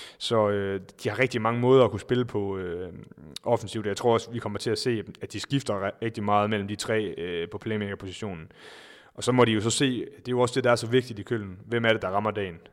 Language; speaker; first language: Danish; native; Danish